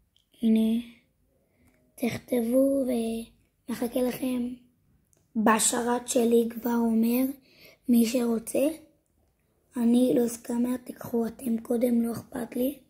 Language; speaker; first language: Hebrew; native; Hebrew